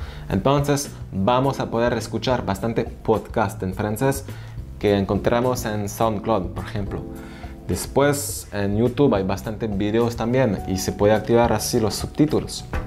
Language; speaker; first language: Spanish; non-native, fluent; French